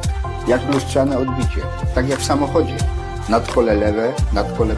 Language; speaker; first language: Polish; native; Polish